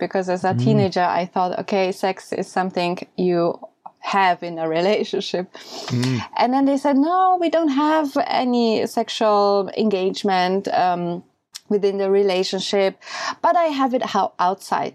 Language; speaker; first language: English; non-native, fluent; German